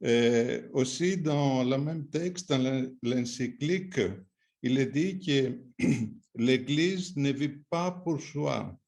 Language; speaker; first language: French; non-native, fluent; Greek